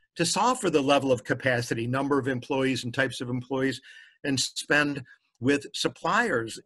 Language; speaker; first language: English; native; English